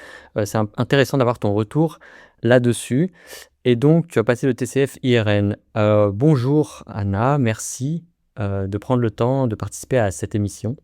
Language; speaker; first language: French; native; French